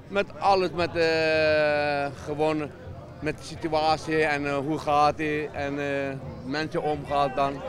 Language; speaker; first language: Dutch; non-native, learner; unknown